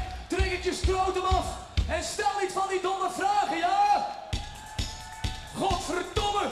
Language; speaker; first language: Dutch; native; Dutch